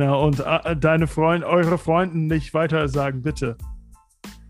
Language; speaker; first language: German; non-native, fluent; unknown